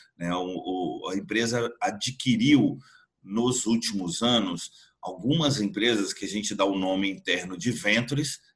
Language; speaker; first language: Portuguese; native; Portuguese